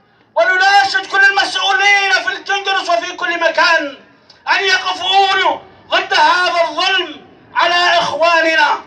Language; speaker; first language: Arabic; non-native, fluent; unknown